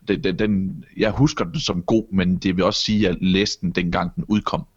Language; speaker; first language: Danish; native; Danish